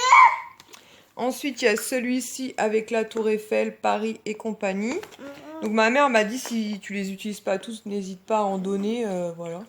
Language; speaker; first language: French; native; French